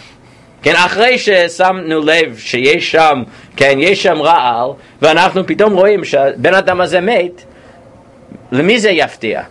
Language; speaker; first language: Hebrew; non-native, fluent; English